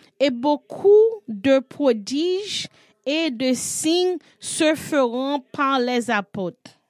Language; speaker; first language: French; non-native, learner; English